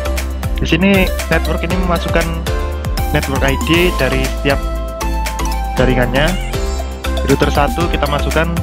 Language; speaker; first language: Indonesian; native; Indonesian